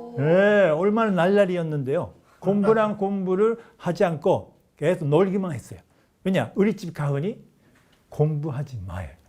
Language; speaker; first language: Korean; non-native, fluent; Japanese